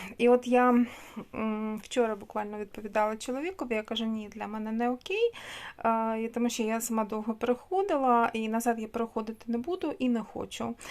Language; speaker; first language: Ukrainian; non-native, local second language; Russian